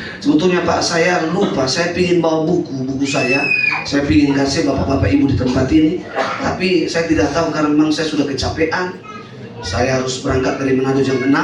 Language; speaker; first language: Indonesian; native; Indonesian